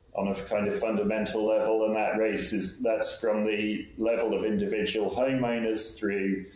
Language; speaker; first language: English; native; English